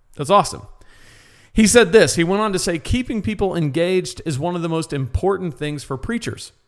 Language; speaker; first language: English; native; English